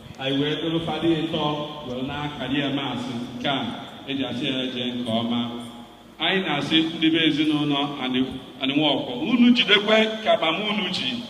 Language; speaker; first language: Igbo; native; Igbo